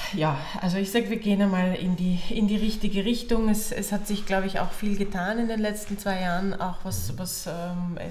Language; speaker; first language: German; native; German